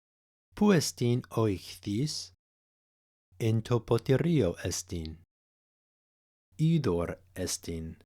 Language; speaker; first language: Greek; non-native, fluent; English